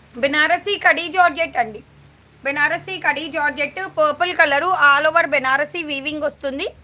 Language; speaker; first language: Hindi; non-native, local second language; Telugu